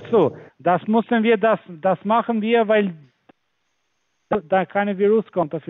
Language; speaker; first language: German; non-native, fluent; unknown